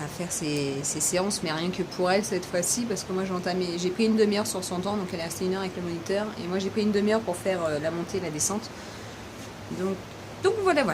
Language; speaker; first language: French; native; French